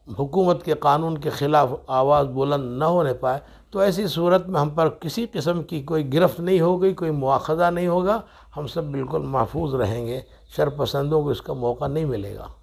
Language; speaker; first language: Hindi; non-native, local second language; Urdu